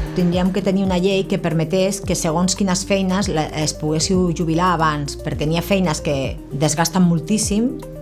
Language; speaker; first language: Catalan; native; Catalan